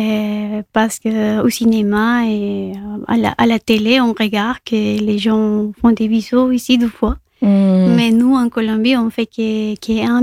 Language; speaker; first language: French; non-native, local second language; Spanish